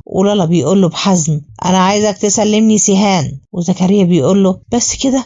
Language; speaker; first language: Arabic; native; Arabic